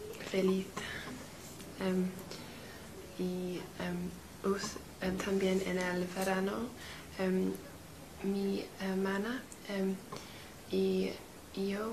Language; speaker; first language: Spanish; non-native, learner; English